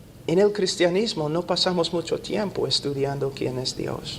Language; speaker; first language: Spanish; non-native, fluent; English